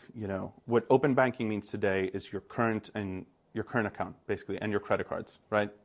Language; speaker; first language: English; non-native, fluent; Greek